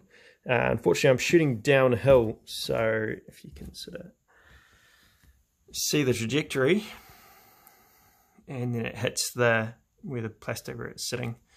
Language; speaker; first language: English; native; English